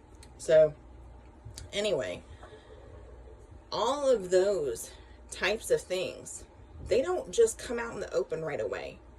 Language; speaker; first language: English; native; English